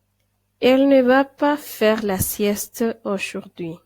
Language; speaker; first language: French; non-native, fluent; Spanish